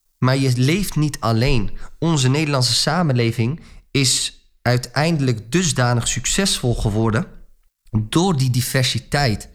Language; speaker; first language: Dutch; early bilingual, other home language; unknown